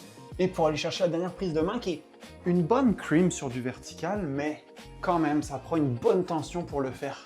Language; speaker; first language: French; native; French